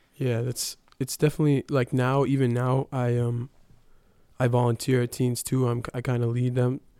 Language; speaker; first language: English; early bilingual, other home language; Ukrainian